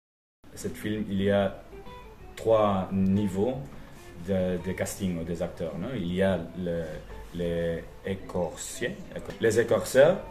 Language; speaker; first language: French; non-native, fluent; Spanish